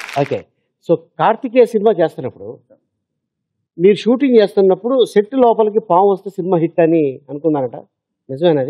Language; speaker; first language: Telugu; native; Telugu